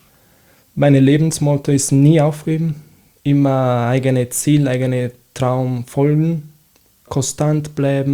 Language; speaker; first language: German; non-native, fluent; Italian